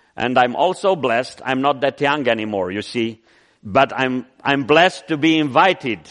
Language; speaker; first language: English; non-native, fluent; Romanian